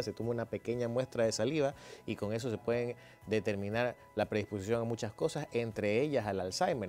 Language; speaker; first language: Spanish; native; Spanish